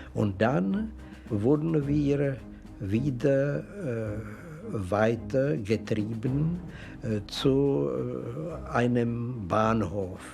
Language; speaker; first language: German; non-native, fluent; Czech